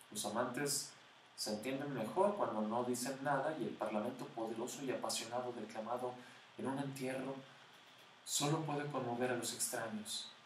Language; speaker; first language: Spanish; native; Spanish